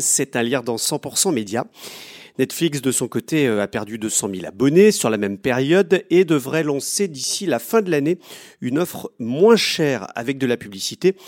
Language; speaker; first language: French; native; French